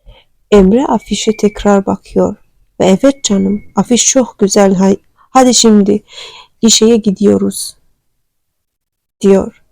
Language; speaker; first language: Turkish; non-native, learner; Turkmen